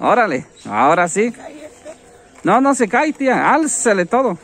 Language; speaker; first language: Spanish; native; Spanish